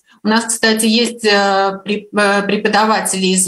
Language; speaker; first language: Russian; native; Russian